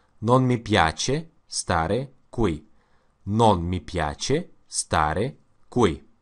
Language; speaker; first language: Italian; non-native, learner; Russian